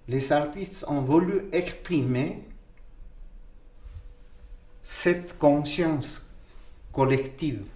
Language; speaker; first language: French; non-native, fluent; Quechua